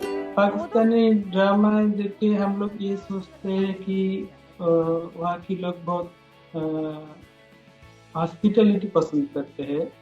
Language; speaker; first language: Hindi; non-native, learner; Bangla